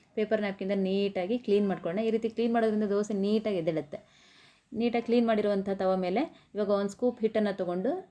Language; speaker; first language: Kannada; native; Kannada